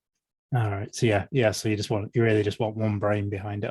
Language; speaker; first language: English; native; English